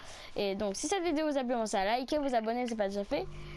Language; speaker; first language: French; native; French